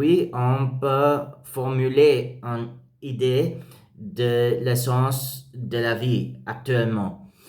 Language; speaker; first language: French; non-native, learner; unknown